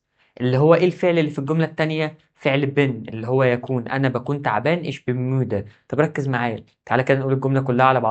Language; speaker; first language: Arabic; native; Arabic